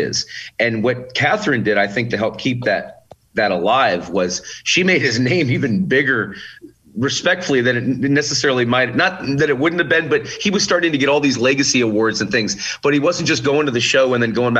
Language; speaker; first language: English; native; English